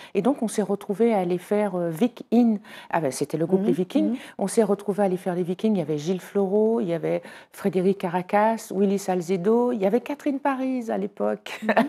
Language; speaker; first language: French; native; French